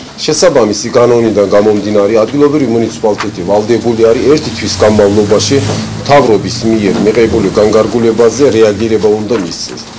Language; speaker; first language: Georgian; non-native, local second language; Azerbaijani